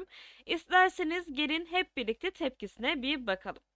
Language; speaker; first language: Turkish; native; Turkish